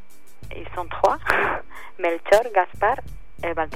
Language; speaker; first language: French; non-native, fluent; Spanish